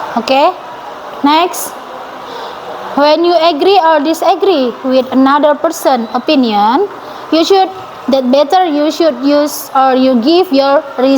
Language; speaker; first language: English; non-native, learner; Indonesian